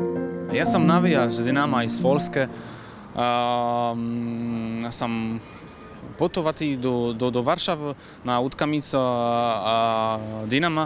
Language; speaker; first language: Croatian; non-native, learner; Polish